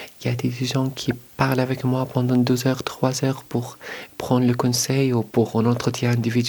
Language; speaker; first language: French; non-native, learner; Arabic